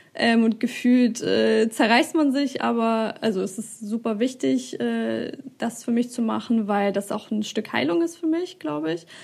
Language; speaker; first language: German; early bilingual, other home language; Russian